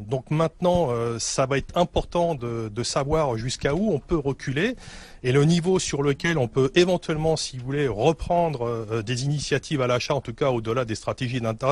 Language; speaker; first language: French; native; French